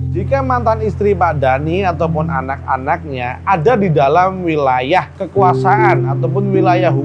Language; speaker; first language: Indonesian; native; Indonesian